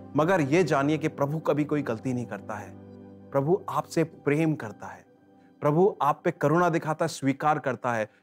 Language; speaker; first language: Hindi; native; Hindi